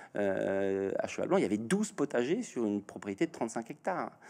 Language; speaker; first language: French; native; French